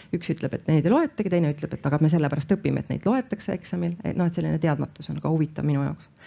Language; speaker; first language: Estonian; native; Estonian